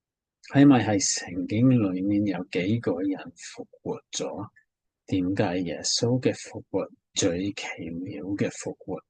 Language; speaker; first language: Cantonese; non-native, fluent; English